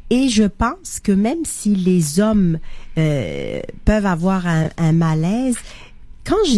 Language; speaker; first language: French; non-native, local second language; Arabic